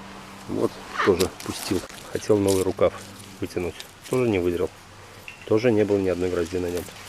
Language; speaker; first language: Russian; native; Russian